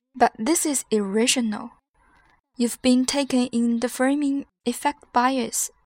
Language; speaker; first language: English; non-native, fluent; Chinese